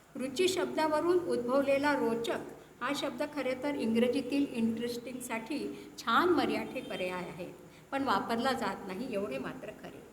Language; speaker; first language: Marathi; early bilingual, heritage; Marathi